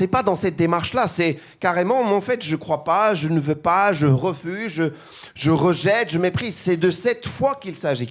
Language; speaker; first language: French; native; French